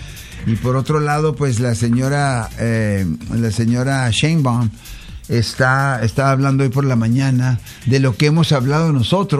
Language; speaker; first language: Spanish; native; Spanish